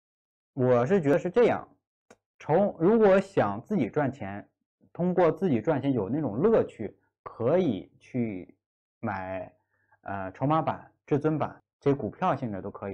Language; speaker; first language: Chinese; native; Chinese